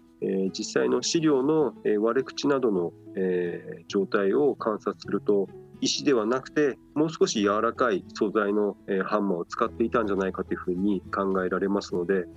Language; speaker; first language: Japanese; native; Japanese